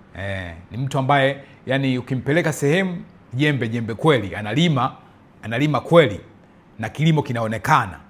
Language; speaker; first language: Swahili; early bilingual, heritage; Swahili